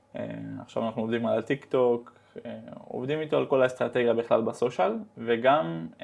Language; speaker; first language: Hebrew; early bilingual, heritage; Dutch